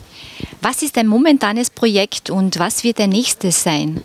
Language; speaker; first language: German; native; German